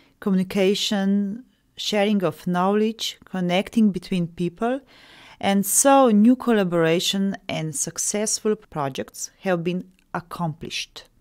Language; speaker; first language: English; non-native, fluent; Slovenian